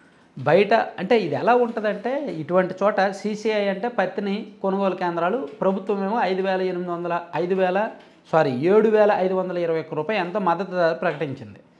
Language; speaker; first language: Telugu; native; Telugu